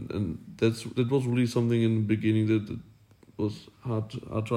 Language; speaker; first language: English; non-native, fluent; German